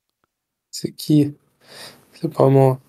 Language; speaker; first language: French; non-native, learner; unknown